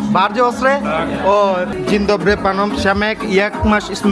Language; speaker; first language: Polish; non-native, learner; Bangla